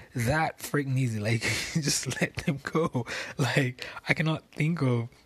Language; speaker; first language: English; non-native, local second language; Yoruba